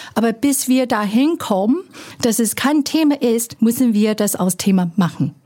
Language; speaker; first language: German; non-native, fluent; Chinese